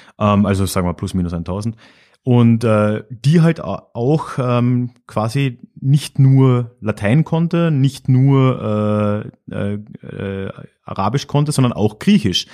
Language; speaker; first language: German; native; German